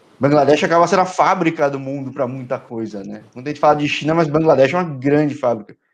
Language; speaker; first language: Portuguese; native; Portuguese